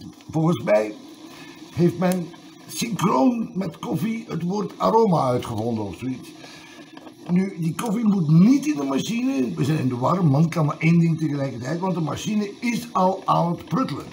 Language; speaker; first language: Dutch; native; Dutch